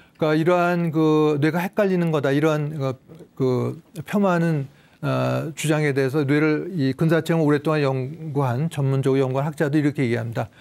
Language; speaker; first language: Korean; native; Korean